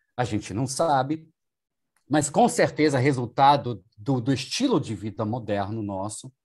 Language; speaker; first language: Portuguese; non-native, fluent; German